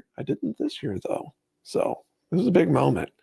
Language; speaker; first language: English; native; English